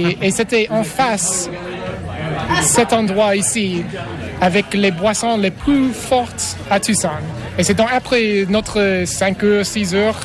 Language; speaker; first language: French; non-native, fluent; English